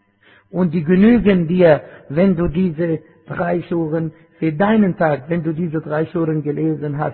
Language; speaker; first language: German; non-native, fluent; Arabic